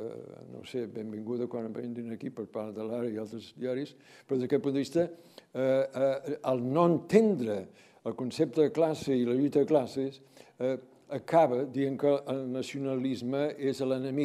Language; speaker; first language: Catalan; native; Catalan